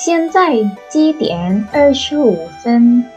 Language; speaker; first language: Chinese; non-native, fluent; Indonesian